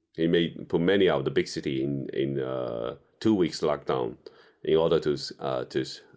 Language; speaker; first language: English; non-native, fluent; Chinese